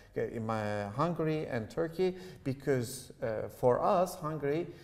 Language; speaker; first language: English; non-native, fluent; Turkish